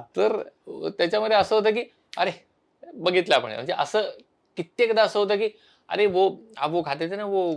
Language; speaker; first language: Marathi; native; Marathi